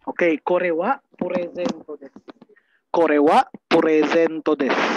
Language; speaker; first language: Japanese; non-native, learner; Filipino